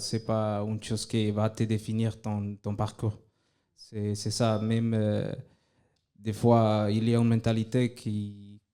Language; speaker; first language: French; non-native, fluent; Spanish